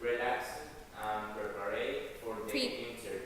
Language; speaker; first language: English; non-native, learner; Spanish